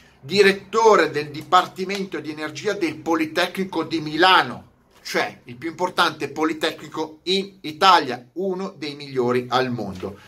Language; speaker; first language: Italian; native; Italian